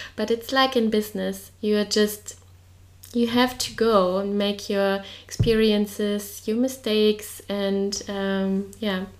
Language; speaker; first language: English; non-native, fluent; German